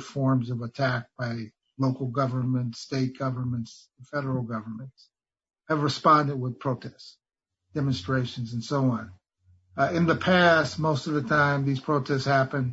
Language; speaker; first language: English; native; English